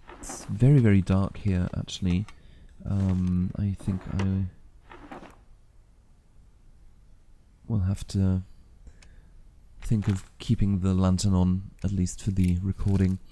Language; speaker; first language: English; native; English